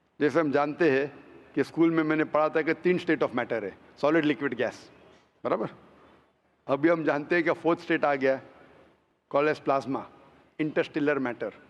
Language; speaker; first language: Hindi; non-native, local second language; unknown